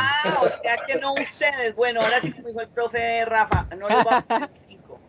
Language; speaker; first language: Spanish; native; Spanish